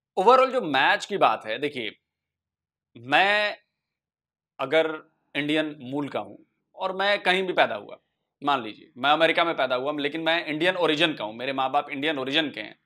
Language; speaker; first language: Hindi; native; Hindi